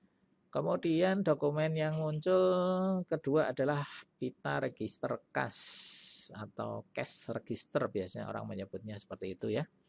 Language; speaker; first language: Indonesian; native; Indonesian